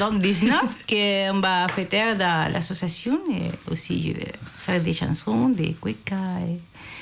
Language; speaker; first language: French; non-native, fluent; Spanish